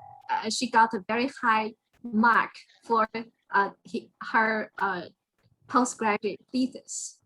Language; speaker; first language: English; non-native, fluent; Chinese